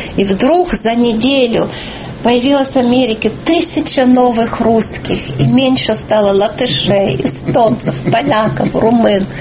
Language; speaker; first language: Russian; early bilingual, heritage; Russian